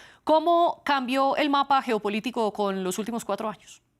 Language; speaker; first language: Spanish; native; Spanish